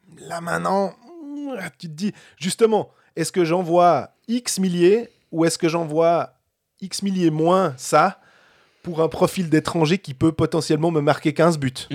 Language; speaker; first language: French; native; French